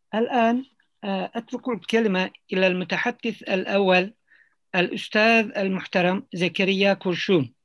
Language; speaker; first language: Arabic; non-native, fluent; Turkish